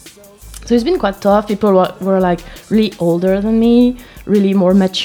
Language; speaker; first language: English; non-native, fluent; French